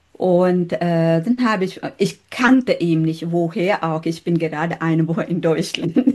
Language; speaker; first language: German; non-native, fluent; Sinhala